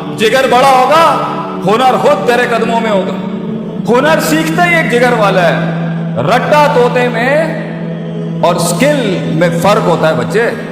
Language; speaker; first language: Urdu; non-native, local second language; Punjabi